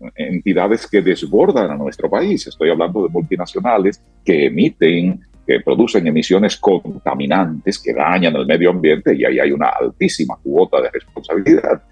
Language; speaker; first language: Spanish; native; Spanish